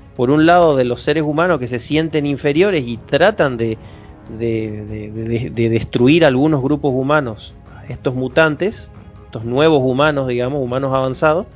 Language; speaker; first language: Spanish; native; Spanish